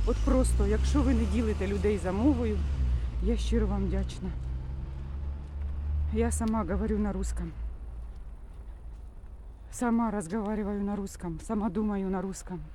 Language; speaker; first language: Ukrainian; non-native, local second language; Russian